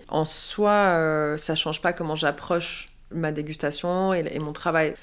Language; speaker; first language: French; native; French